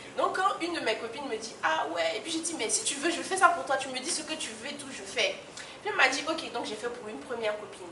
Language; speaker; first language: French; native; French